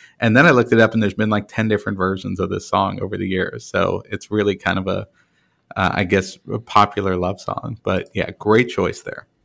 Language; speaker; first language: English; native; English